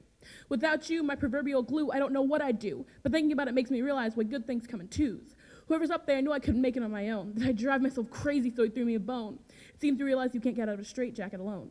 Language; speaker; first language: English; native; English